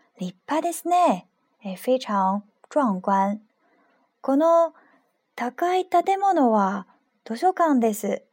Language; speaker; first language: Japanese; non-native, fluent; Chinese